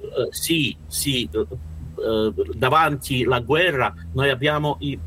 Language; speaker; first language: Italian; non-native, learner; Russian